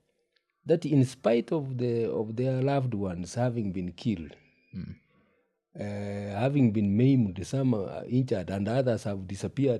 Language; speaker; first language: English; non-native, local second language; Gusii